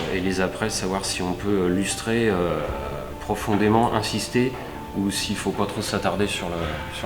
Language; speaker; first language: French; native; French